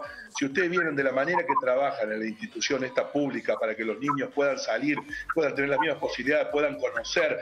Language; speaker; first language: Spanish; native; Spanish